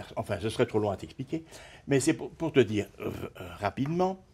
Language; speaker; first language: French; native; French